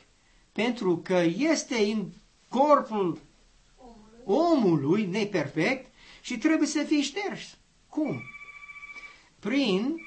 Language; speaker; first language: Romanian; non-native, learner; English